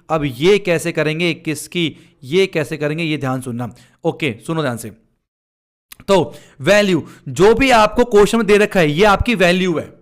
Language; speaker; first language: Hindi; native; Hindi